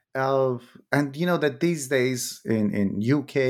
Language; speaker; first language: English; non-native, fluent; Persian